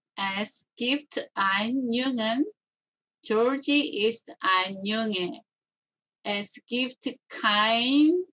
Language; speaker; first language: German; non-native, learner; Korean